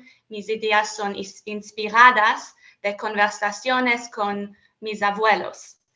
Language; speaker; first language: Spanish; non-native, learner; English